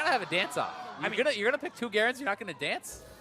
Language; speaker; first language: English; native; English